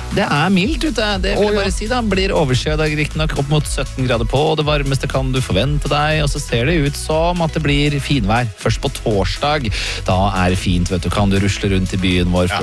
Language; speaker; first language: Norwegian; native; Norwegian